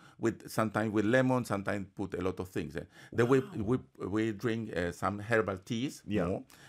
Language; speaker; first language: English; non-native, fluent; Spanish